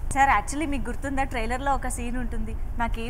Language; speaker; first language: Telugu; native; Telugu